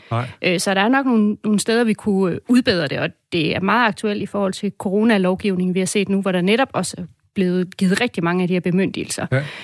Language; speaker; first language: Danish; native; Danish